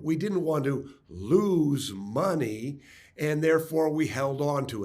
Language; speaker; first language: English; native; English